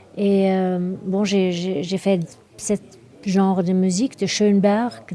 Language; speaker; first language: French; non-native, fluent; German